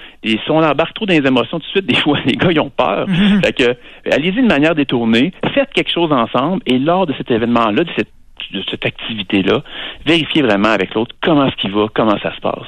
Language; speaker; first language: French; native; French